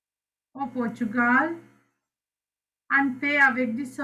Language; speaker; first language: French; non-native, fluent; Sinhala